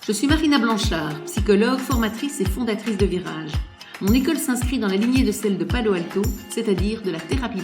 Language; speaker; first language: French; native; French